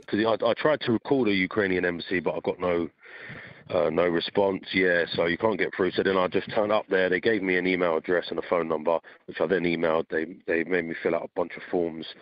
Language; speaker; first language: English; native; English